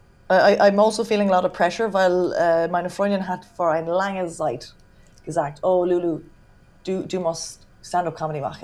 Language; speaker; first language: German; non-native, learner; English